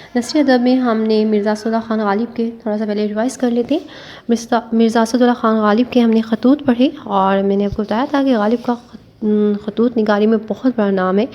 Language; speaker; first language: Urdu; non-native, local second language; Punjabi